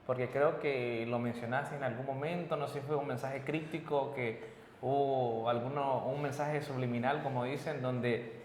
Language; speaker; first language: Spanish; early bilingual, heritage; Spanish